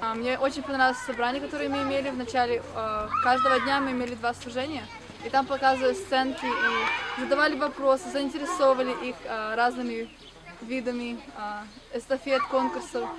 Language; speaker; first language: Russian; early bilingual, heritage; English